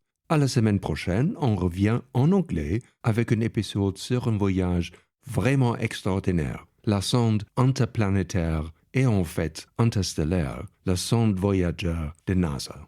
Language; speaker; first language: French; non-native, fluent; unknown